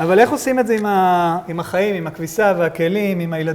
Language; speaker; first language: Hebrew; native; Hebrew